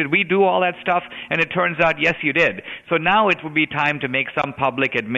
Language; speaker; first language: English; non-native, local second language; Hindi